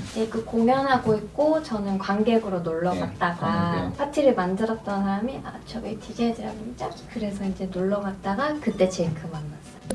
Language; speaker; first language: Korean; native; Korean